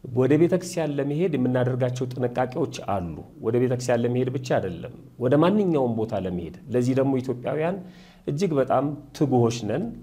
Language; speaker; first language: Amharic; native; Amharic